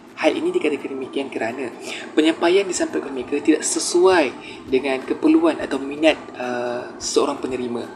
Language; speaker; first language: Malay; native; Malay